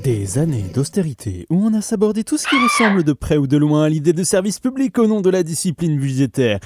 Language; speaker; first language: French; native; French